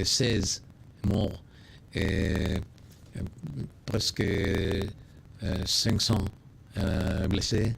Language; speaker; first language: French; non-native, learner; Hebrew